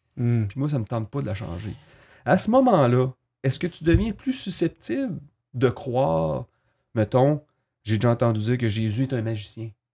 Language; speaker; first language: French; native; French